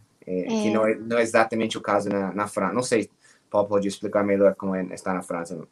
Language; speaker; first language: Portuguese; non-native, learner; English